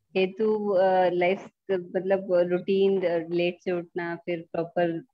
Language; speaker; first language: Hindi; native; Hindi